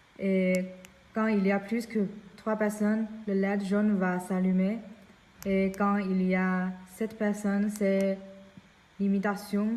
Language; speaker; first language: French; non-native, learner; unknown